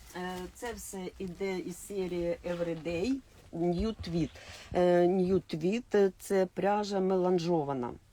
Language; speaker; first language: Ukrainian; non-native, local second language; Russian